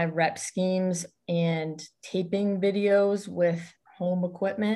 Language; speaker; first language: English; native; English